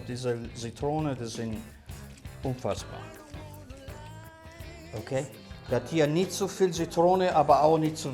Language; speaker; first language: German; early bilingual, other home language; Italian